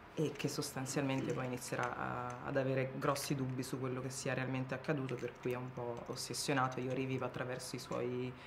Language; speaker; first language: Italian; native; Italian